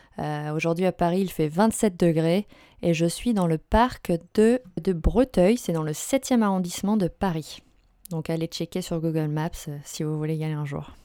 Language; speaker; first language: French; native; French